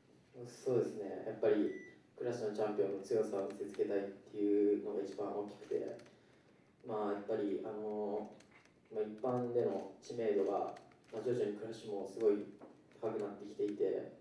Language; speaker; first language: Japanese; native; Japanese